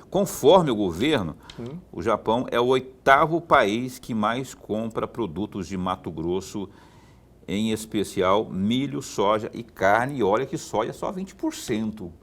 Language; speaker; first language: Portuguese; native; Portuguese